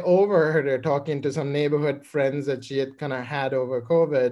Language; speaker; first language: English; non-native, local second language; Sinhala